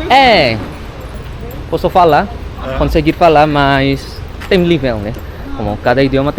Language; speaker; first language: Portuguese; non-native, learner; Indonesian